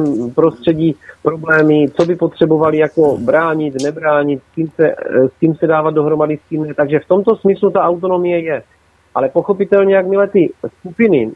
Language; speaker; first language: Czech; native; Czech